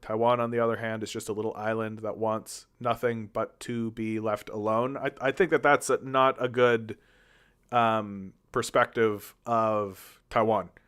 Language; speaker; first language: English; native; English